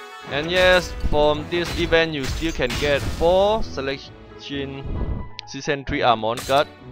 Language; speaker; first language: English; non-native, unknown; Thai